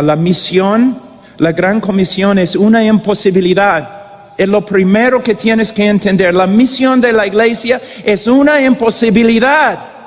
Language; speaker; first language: Spanish; non-native, fluent; English